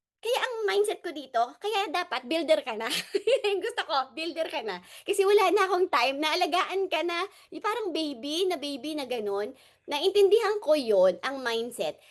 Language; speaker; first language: Filipino; non-native, local second language; Hiligaynon